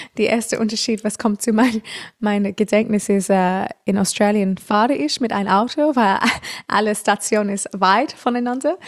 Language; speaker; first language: German; non-native, fluent; English